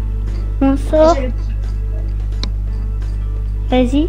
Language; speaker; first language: French; native; French